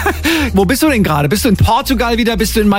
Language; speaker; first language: German; native; German